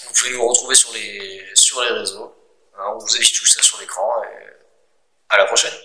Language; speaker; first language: French; native; French